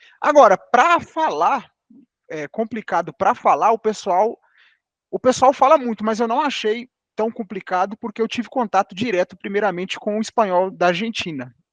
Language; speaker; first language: Portuguese; native; Portuguese